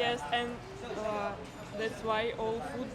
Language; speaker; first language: English; non-native, fluent; Russian